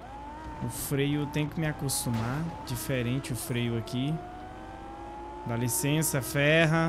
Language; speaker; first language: Portuguese; native; Portuguese